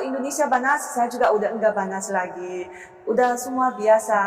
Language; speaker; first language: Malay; non-native, learner; Chinese